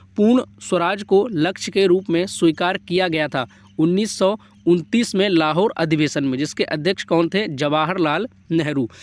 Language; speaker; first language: Hindi; native; Hindi